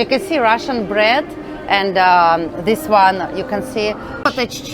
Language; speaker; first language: English; non-native, learner; Russian